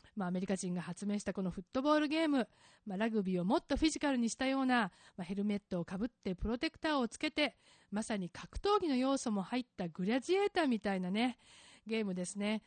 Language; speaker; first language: Japanese; native; Japanese